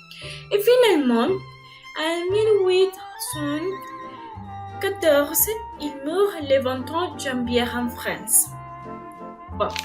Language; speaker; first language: French; non-native, learner; Spanish